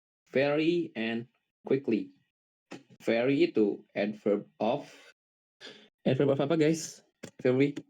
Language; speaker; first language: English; non-native, learner; Indonesian